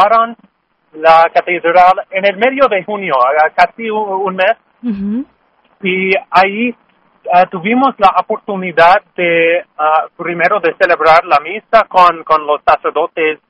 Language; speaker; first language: Spanish; non-native, learner; English